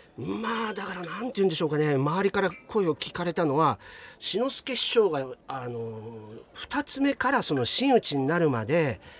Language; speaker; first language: Japanese; native; Japanese